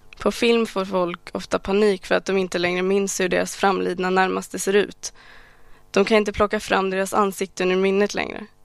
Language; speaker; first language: Swedish; early bilingual, other home language; Arabic